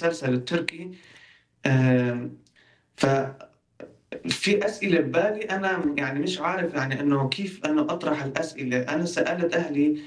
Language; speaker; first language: Arabic; non-native, local second language; Kurdish